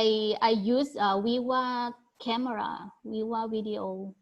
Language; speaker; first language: English; non-native, learner; Thai